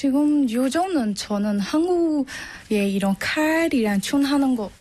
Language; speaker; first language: Korean; non-native, learner; Burmese